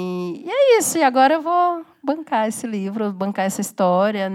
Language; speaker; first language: Portuguese; native; Portuguese